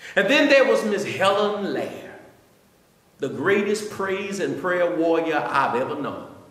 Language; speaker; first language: English; native; English